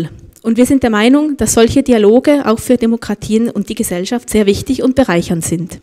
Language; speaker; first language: German; native; German